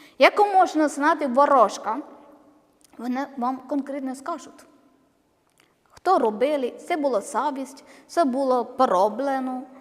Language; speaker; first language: Ukrainian; non-native, learner; Malayalam